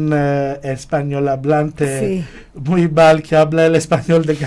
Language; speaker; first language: Spanish; non-native, fluent; Greek